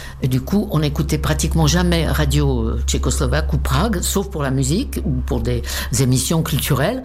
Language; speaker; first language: French; non-native, fluent; Czech